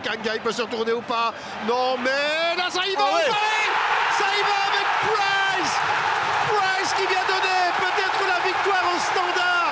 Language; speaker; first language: French; native; French